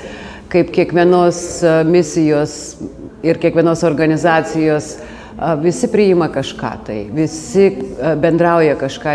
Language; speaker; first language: Lithuanian; early bilingual, heritage; Lithuanian